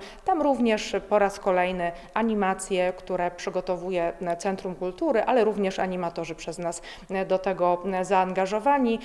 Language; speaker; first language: Polish; native; Polish